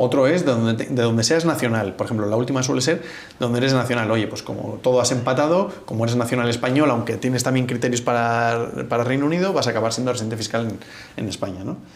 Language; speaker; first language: Spanish; native; Spanish